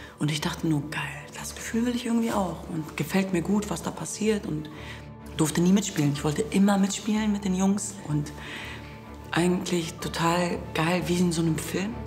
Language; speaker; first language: German; early bilingual, other home language; Kurdish